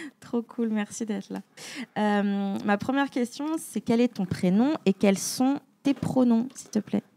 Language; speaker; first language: French; native; French